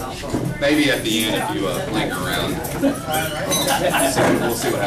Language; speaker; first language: English; native; English